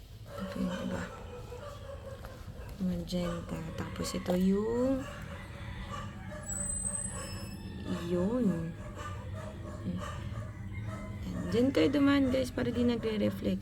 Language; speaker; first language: Filipino; native; Filipino